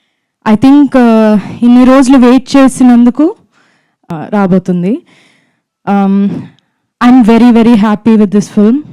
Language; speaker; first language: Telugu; non-native, fluent; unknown